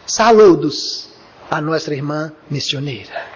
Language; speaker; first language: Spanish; non-native, learner; Portuguese